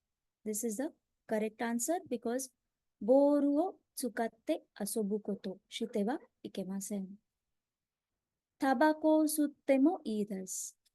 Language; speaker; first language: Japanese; non-native, fluent; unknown